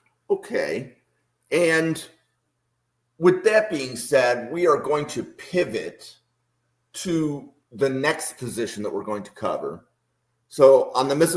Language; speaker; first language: English; native; English